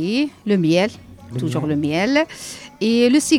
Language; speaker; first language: French; non-native, learner; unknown